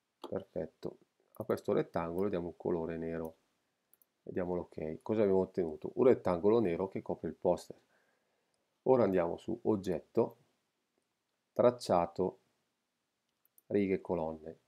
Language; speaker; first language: Italian; native; Italian